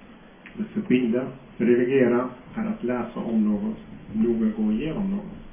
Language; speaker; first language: Swedish; non-native, fluent; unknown